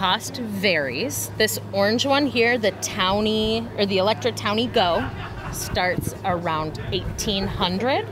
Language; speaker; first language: English; native; English